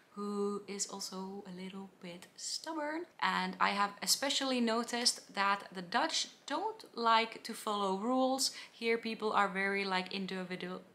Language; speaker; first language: English; non-native, fluent; Finnish